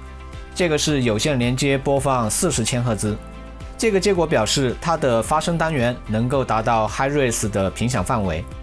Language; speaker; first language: Chinese; native; Chinese